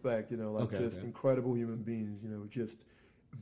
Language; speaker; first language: English; non-native, local second language; Igbo